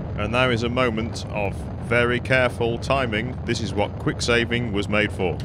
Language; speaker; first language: English; native; English